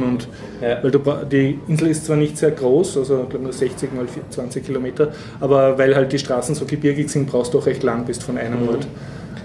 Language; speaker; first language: German; native; German